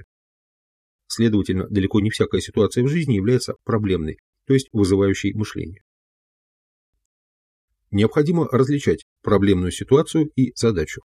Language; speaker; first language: Russian; native; Russian